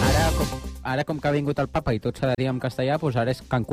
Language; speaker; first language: Catalan; native; Catalan